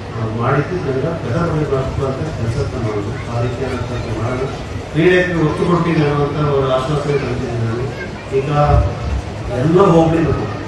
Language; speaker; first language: Kannada; non-native, local second language; Kodava